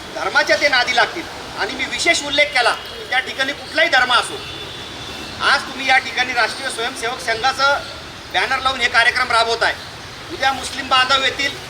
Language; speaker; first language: Marathi; native; Marathi